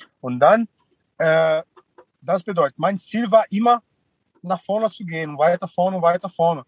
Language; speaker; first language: German; non-native, fluent; Portuguese